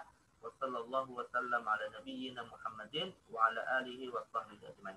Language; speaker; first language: Arabic; non-native, fluent; Indonesian